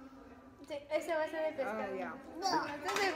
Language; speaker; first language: Spanish; native; Spanish